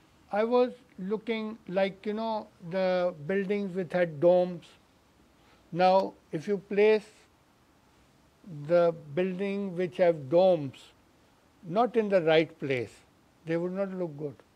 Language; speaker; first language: English; non-native, local second language; Urdu